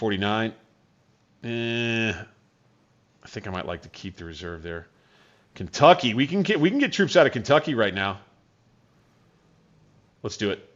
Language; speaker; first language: English; native; English